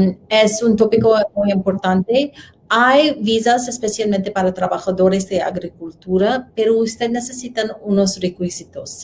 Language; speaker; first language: Spanish; non-native, learner; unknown